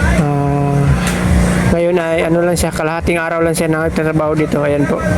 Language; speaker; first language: Filipino; non-native, local second language; Cebuano